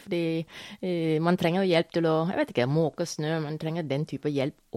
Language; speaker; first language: Norwegian; non-native, fluent; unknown